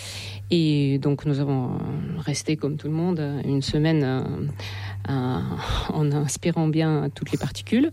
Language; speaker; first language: French; non-native, fluent; Russian